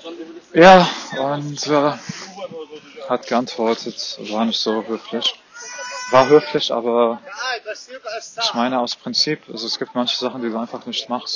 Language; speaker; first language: German; non-native, fluent; Arabic